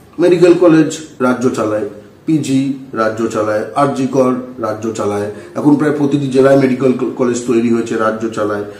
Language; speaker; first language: Bangla; native; Bangla